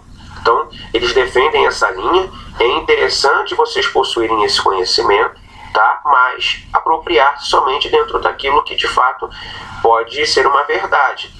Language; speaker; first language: Portuguese; native; Portuguese